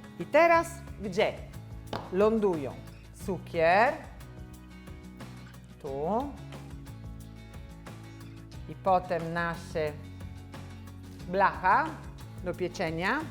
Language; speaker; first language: Polish; non-native, learner; Italian